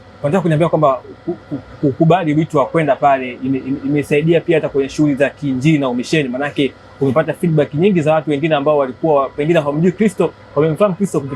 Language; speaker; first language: Swahili; native; Swahili